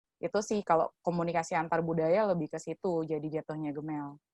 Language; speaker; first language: Indonesian; native; Indonesian